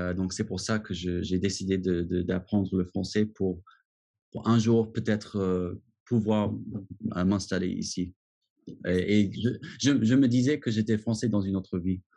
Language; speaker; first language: French; non-native, fluent; English